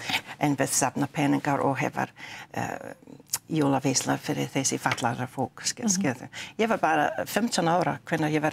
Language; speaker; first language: Icelandic; non-native, learner; English